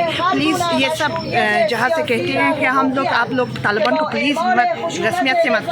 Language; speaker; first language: Hindi; non-native, fluent; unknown